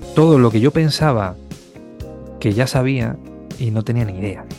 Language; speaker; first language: Spanish; native; Spanish